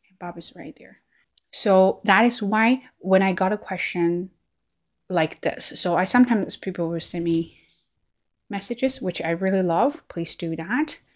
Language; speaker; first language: English; non-native, fluent; Chinese